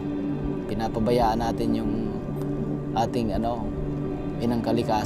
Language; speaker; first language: Filipino; non-native, local second language; Bikol